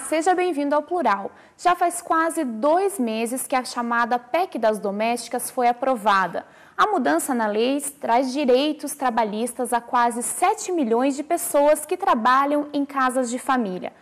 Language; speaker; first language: Portuguese; native; Portuguese